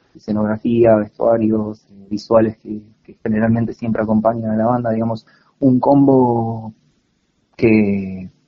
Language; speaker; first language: Spanish; native; Spanish